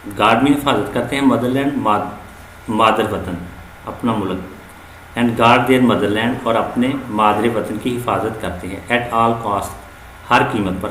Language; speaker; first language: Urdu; non-native, local second language; Punjabi